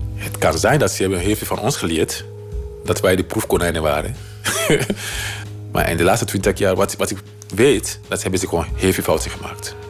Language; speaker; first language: Dutch; non-native, fluent; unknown